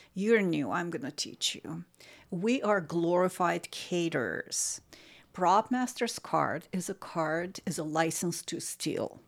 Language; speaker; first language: English; non-native, fluent; Russian